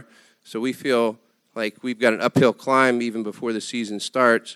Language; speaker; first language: English; native; English